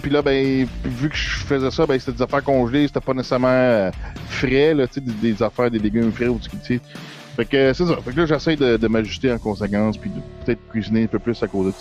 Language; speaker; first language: French; native; French